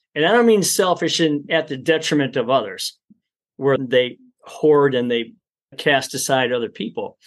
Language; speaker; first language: English; native; English